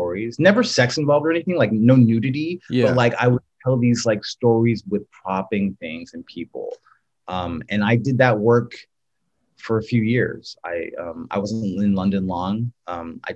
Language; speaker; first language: English; native; English